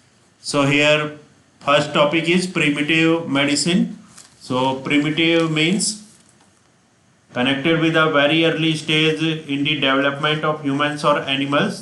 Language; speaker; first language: English; non-native, local second language; Hindi